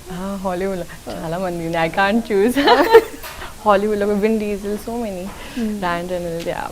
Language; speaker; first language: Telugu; non-native, local second language; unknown